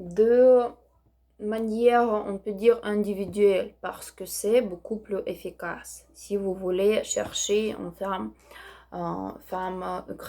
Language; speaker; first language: French; non-native, learner; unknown